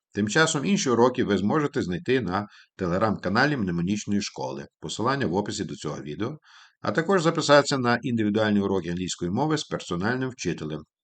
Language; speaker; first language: Ukrainian; native; Ukrainian